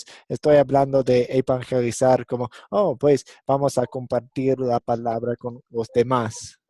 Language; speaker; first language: Spanish; non-native, fluent; English